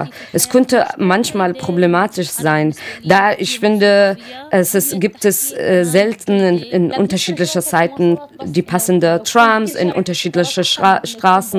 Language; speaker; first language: German; non-native, learner; Arabic